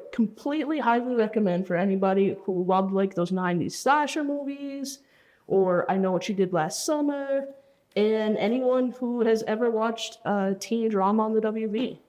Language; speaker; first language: English; native; English